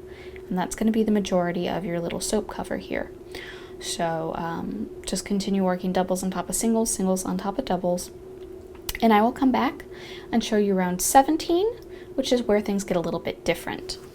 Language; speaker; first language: English; native; English